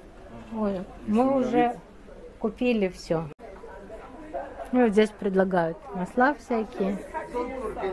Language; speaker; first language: Russian; native; Russian